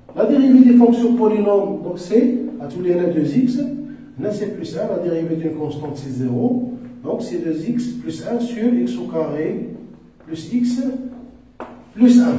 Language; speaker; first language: French; non-native, local second language; Arabic